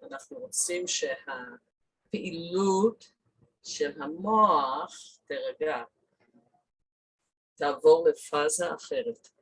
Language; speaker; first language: Hebrew; non-native, fluent; English